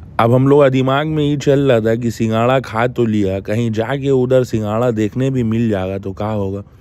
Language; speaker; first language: Hindi; native; Hindi